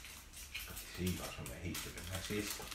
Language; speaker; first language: Swedish; non-native, fluent; Indonesian